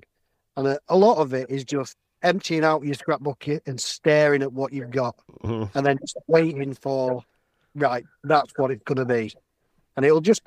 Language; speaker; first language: English; native; English